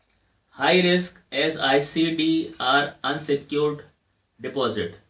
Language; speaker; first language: English; non-native, local second language; Hindi